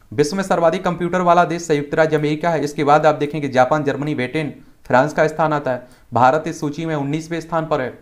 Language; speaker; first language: Hindi; native; Hindi